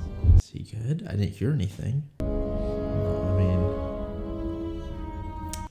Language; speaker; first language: English; native; English